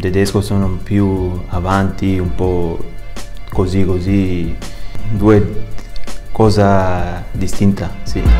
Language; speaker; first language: Italian; non-native, learner; Spanish